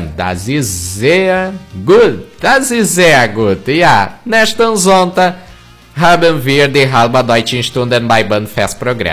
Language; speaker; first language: German; non-native, learner; Portuguese